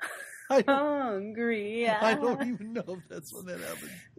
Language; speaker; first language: English; native; English